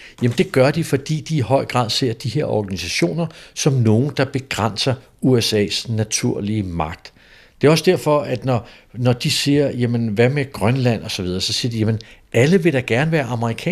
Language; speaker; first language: Danish; native; Danish